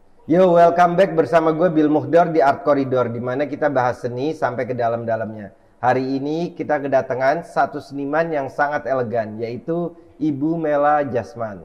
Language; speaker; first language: Indonesian; native; Indonesian